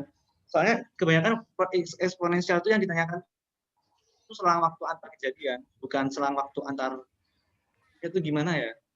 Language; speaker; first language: Indonesian; native; Indonesian